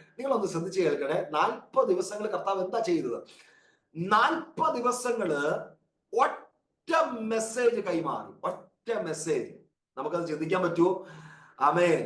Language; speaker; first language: Malayalam; early bilingual, heritage; Malayalam